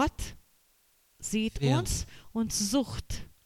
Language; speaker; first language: German; non-native, learner; Portuguese